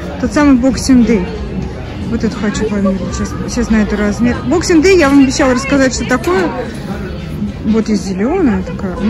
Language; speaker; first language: Russian; native; Russian